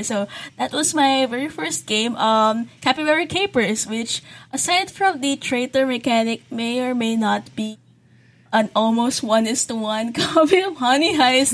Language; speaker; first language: English; non-native, local second language; Filipino